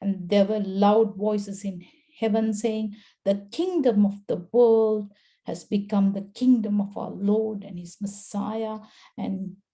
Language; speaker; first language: English; non-native, local second language; Sinhala